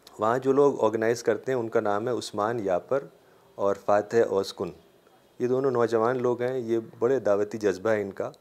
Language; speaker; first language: Urdu; native; Urdu